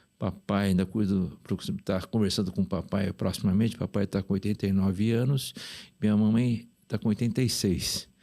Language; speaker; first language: Portuguese; early bilingual, other home language; Korean